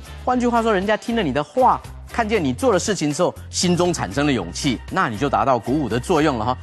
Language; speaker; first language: Chinese; native; Chinese